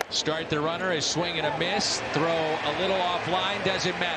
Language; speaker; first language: English; native; English